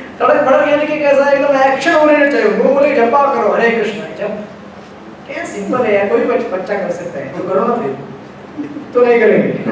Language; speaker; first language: Hindi; non-native, local second language; Marathi